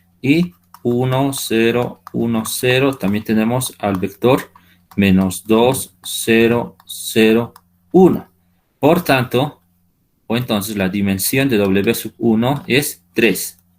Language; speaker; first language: Spanish; native; Spanish